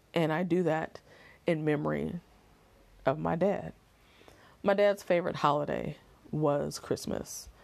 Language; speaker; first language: English; native; English